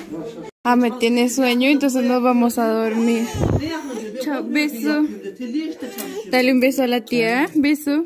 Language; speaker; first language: Spanish; native; Spanish